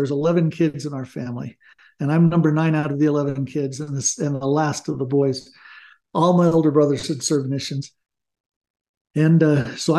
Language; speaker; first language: English; native; English